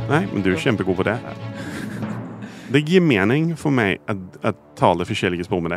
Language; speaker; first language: Danish; native; Danish